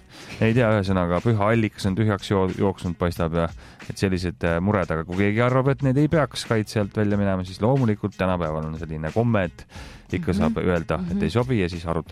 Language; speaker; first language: Estonian; native; Estonian